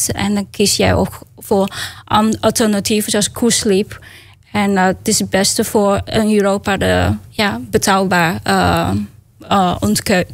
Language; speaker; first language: Dutch; non-native, fluent; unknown